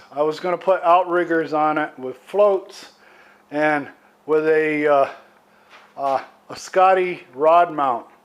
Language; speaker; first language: English; native; English